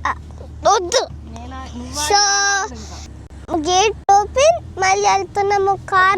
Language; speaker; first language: Telugu; early bilingual, heritage; Telugu